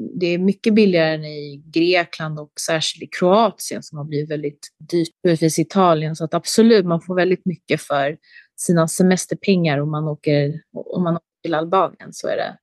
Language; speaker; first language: Swedish; early bilingual, other home language; Albanian